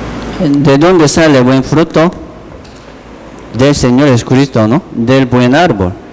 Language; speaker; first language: Spanish; non-native, learner; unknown